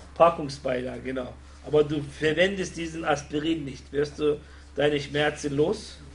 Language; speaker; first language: German; non-native, fluent; Arabic